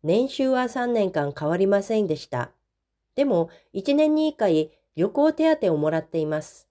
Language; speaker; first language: Japanese; non-native, fluent; Korean